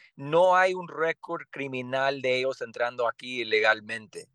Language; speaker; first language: Spanish; early bilingual, heritage; Spanish